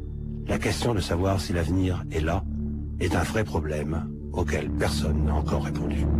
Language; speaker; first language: French; native; French